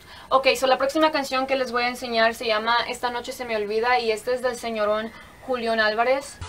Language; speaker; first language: Spanish; early bilingual, heritage; Spanish